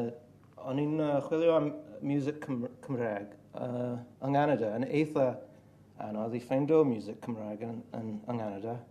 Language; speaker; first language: Welsh; non-native, learner; English